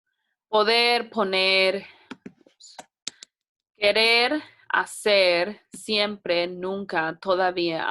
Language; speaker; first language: Spanish; non-native, fluent; English